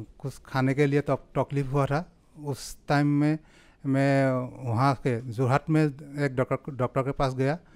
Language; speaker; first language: Hindi; non-native, local second language; Assamese